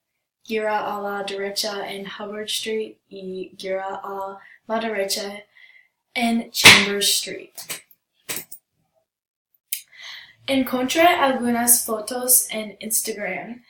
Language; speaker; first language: Spanish; non-native, learner; English